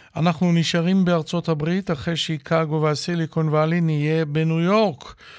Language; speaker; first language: Hebrew; native; Hebrew